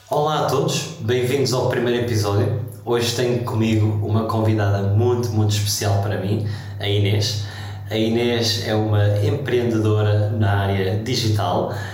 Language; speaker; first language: Portuguese; early bilingual, heritage; Portuguese